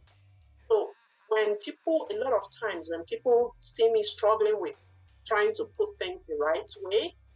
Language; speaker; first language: English; non-native, local second language; Igbo